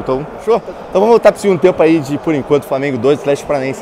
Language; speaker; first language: Portuguese; native; Portuguese